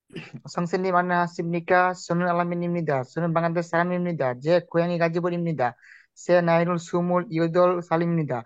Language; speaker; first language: Korean; non-native, learner; Bangla